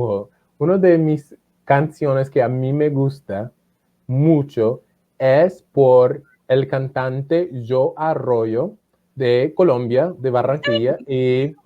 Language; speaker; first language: Spanish; non-native, fluent; English